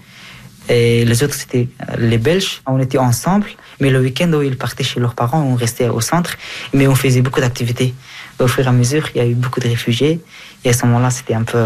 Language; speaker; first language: French; non-native, fluent; Persian